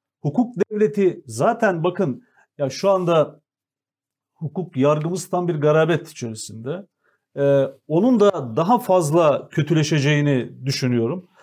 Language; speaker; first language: Turkish; native; Turkish